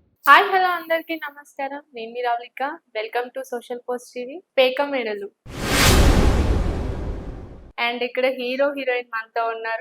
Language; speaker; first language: Telugu; native; Telugu